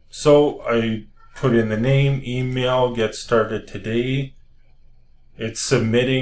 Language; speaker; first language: English; native; English